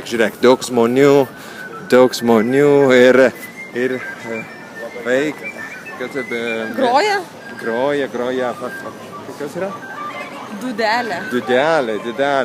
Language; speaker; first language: Lithuanian; non-native, learner; Italian